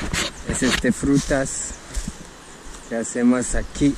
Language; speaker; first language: Spanish; non-native, learner; French